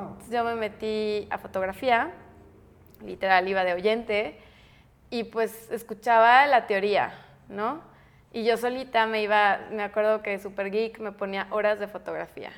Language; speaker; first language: Spanish; native; Spanish